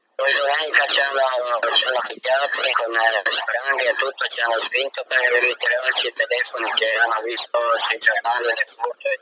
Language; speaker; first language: Italian; early bilingual, other home language; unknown